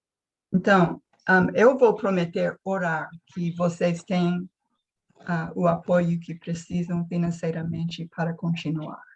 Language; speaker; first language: Portuguese; non-native, fluent; English